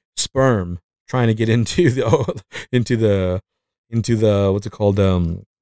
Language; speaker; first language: English; non-native, fluent; Spanish